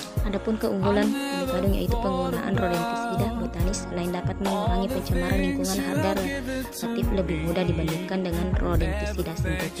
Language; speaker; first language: Indonesian; native; Indonesian